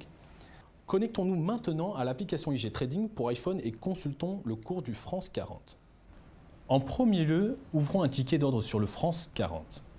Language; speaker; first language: French; native; French